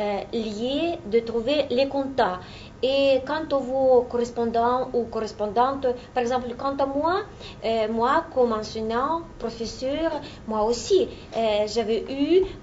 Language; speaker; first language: French; non-native, fluent; Russian